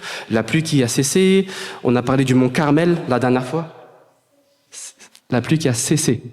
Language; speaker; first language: French; native; French